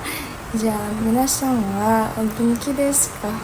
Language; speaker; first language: Japanese; non-native, learner; Indonesian